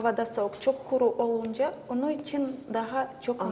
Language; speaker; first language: Turkish; non-native, learner; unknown